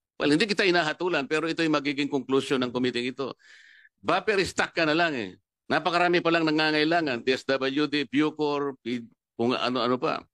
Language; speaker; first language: Filipino; non-native, local second language; Pampanga